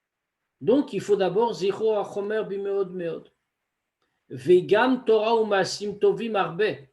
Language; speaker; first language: French; native; French